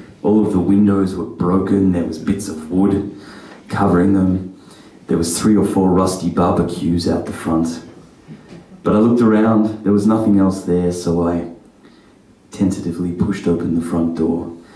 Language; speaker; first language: English; native; English